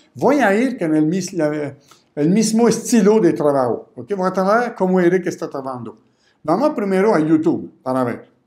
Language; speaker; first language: Spanish; non-native, fluent; French